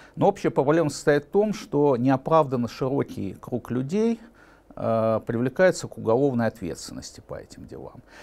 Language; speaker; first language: Russian; native; Russian